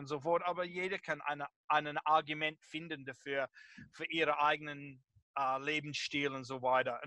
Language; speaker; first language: German; non-native, fluent; English